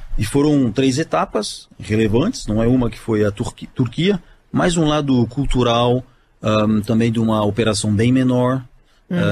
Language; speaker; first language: Portuguese; non-native, fluent; French